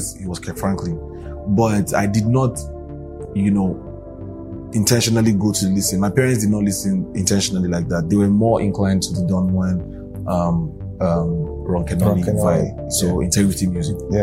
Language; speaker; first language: English; non-native, local second language; Yoruba